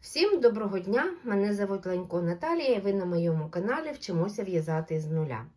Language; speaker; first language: Ukrainian; non-native, local second language; Russian